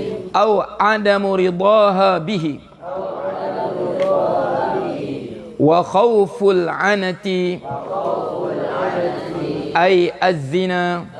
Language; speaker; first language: Arabic; non-native, fluent; Malay